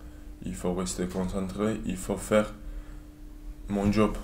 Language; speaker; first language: French; non-native, learner; Turkish